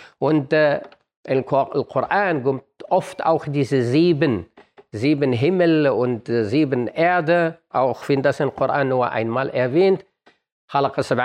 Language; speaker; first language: German; non-native, fluent; Arabic